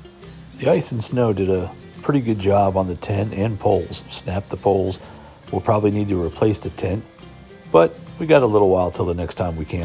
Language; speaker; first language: English; native; English